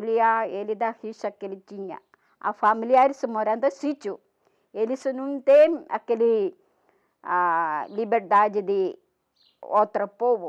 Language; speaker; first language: Portuguese; non-native, learner; Malayalam